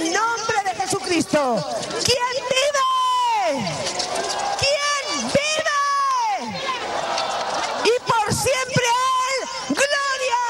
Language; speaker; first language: Spanish; native; Spanish